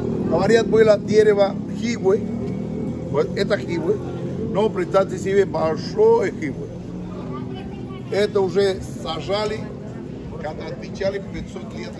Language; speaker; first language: Russian; non-native, fluent; Spanish